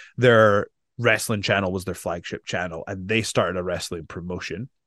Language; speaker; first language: English; native; English